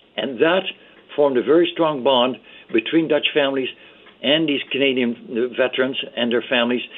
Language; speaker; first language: English; early bilingual, other home language; Dutch